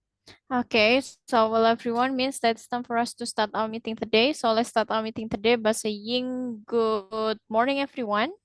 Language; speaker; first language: English; non-native, fluent; Indonesian